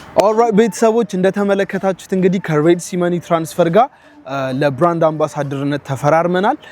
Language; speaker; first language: Amharic; native; Amharic